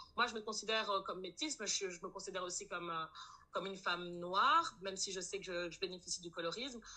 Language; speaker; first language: French; native; French